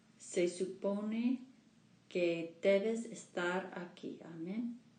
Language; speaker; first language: Spanish; non-native, learner; English